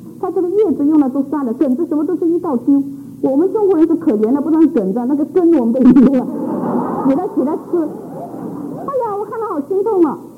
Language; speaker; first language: Chinese; native; Chinese